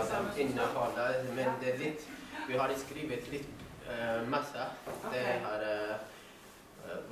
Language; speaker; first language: Norwegian; non-native, learner; Oromo